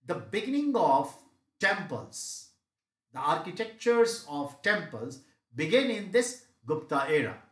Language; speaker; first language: English; non-native, local second language; Hindi